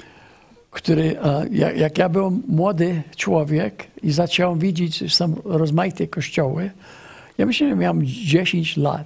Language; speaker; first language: Polish; early bilingual, heritage; English